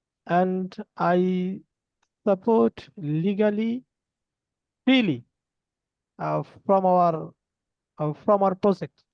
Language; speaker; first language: English; non-native, learner; Bangla